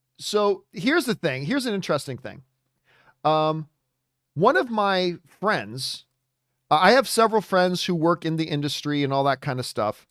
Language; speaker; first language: English; native; English